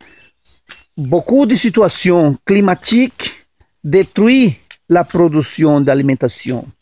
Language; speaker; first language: French; non-native, learner; Portuguese